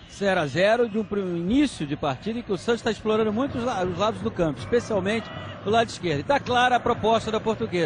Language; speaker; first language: Portuguese; native; Portuguese